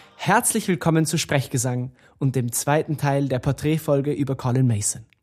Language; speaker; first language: German; native; German